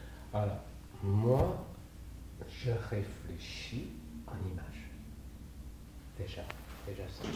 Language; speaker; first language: French; non-native, fluent; Chinese